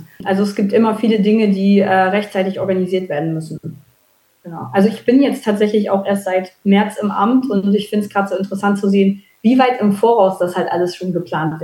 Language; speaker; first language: German; native; German